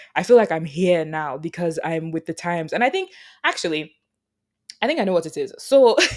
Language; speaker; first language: English; non-native, local second language; Yoruba